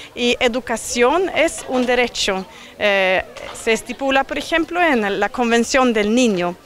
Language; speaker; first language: Spanish; non-native, fluent; Swedish